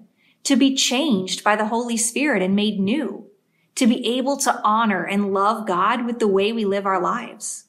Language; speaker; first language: English; native; English